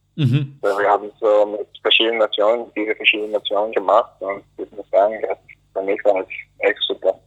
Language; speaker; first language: German; early bilingual, other home language; Greek